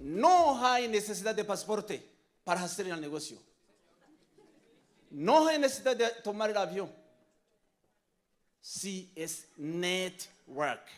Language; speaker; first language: Spanish; non-native, learner; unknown